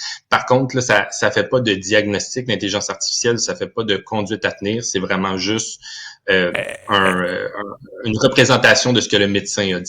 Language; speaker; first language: French; native; French